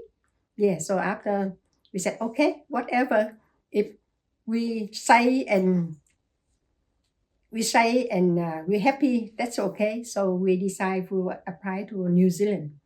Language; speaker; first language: English; non-native, learner; Chinese